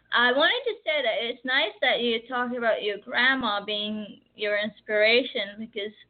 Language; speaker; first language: English; early bilingual, other home language; Arabic